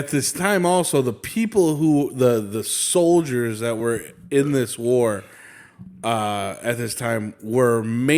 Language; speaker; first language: English; native; English